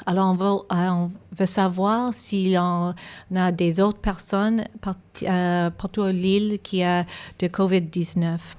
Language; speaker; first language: French; non-native, local second language; English